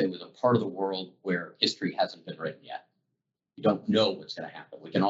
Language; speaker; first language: English; native; English